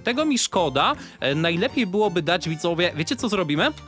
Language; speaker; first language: Polish; native; Polish